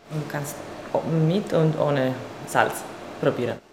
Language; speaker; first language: German; non-native, learner; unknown